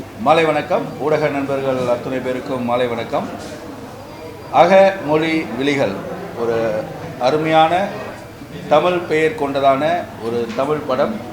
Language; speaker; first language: Tamil; native; Tamil